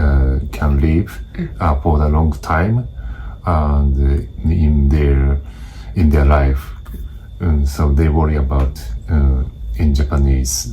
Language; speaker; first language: English; non-native, learner; Japanese